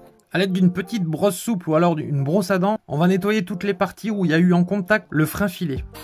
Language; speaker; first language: French; native; French